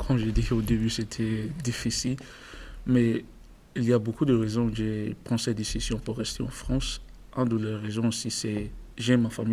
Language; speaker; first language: French; non-native, learner; English